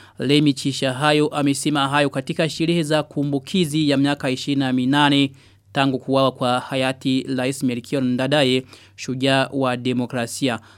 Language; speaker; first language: Swahili; non-native, local second language; Rundi